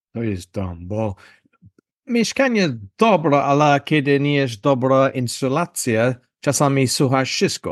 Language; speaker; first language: Polish; non-native, learner; English